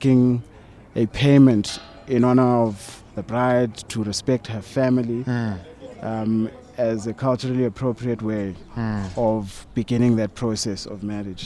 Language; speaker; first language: English; non-native, local second language; Zulu